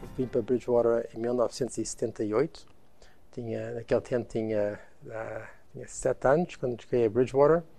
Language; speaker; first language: Portuguese; early bilingual, heritage; Portuguese